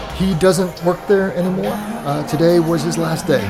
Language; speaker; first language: English; native; English